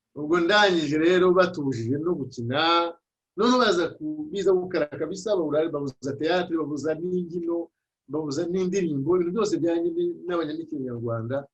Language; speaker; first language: Kinyarwanda; early bilingual, heritage; Kinyarwanda